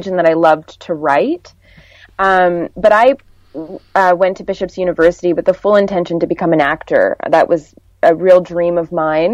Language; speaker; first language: English; native; English